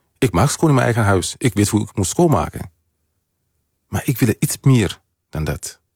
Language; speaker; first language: Dutch; non-native, fluent; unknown